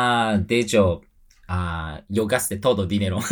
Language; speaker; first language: Spanish; non-native, learner; Japanese